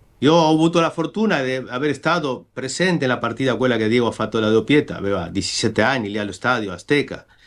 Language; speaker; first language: Italian; non-native, fluent; Spanish